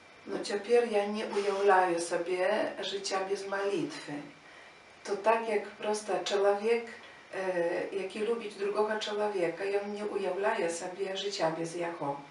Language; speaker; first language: Polish; non-native, learner; Ukrainian